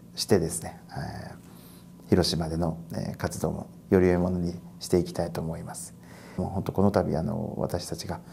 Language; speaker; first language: Japanese; native; Japanese